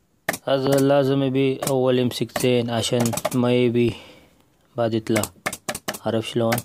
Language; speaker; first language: Arabic; non-native, learner; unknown